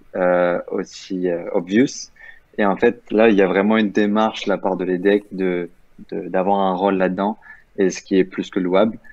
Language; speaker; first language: French; native; French